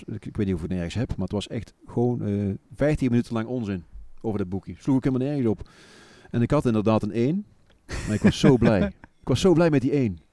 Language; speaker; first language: Dutch; native; Dutch